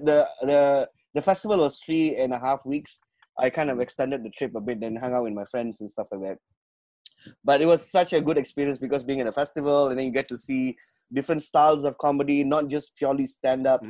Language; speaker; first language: English; non-native, local second language; Tamil